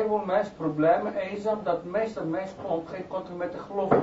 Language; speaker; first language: Dutch; non-native, learner; Turkish